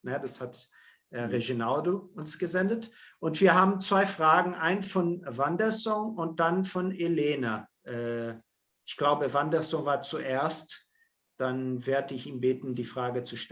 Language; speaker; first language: German; non-native, fluent; Portuguese